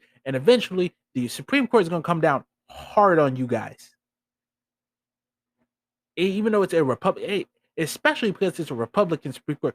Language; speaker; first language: English; native; English